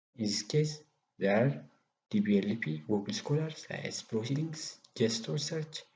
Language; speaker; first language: English; non-native, local second language; Amharic